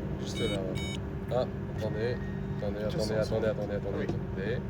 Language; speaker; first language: French; native; French